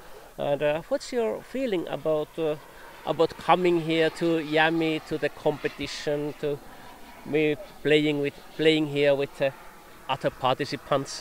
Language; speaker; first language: English; non-native, fluent; Finnish